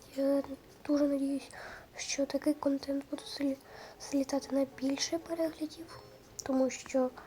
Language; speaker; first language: Ukrainian; non-native, local second language; Russian